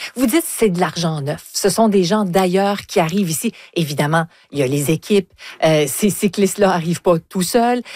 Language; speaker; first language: French; native; French